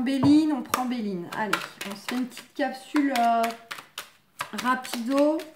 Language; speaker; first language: French; native; French